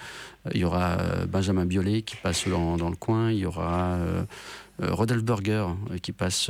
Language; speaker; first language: French; native; French